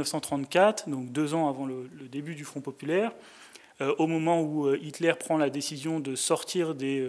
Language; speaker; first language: French; native; French